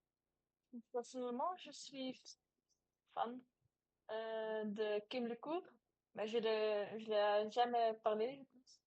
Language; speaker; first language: French; non-native, learner; Dutch